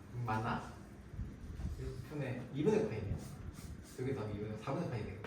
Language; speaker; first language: Korean; native; Korean